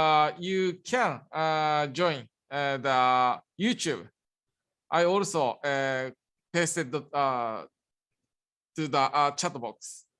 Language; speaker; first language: English; non-native, learner; Japanese